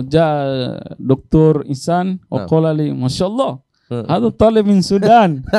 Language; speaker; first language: Arabic; non-native, learner; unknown